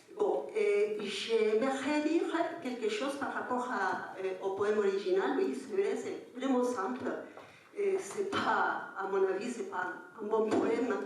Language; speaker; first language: French; non-native, fluent; Spanish